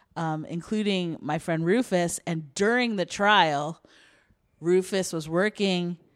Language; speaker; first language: English; native; English